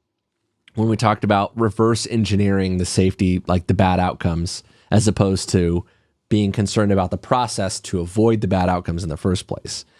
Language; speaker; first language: English; native; English